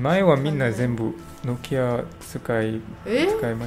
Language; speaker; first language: Japanese; non-native, learner; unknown